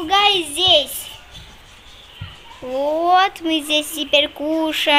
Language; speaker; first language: Russian; early bilingual, heritage; Russian